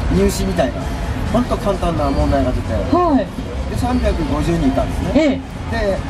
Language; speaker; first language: Japanese; native; Japanese